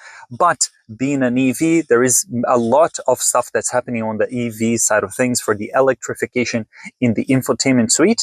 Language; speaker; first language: English; native; English